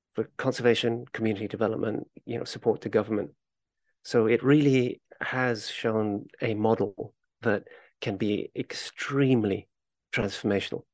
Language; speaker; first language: English; native; English